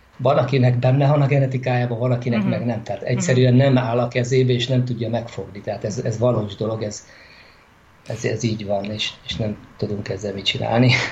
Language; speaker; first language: Hungarian; native; Hungarian